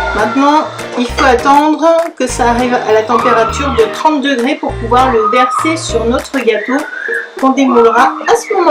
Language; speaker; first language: French; native; French